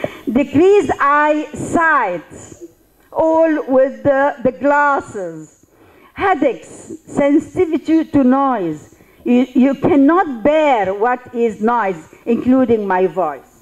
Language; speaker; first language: English; non-native, fluent; Arabic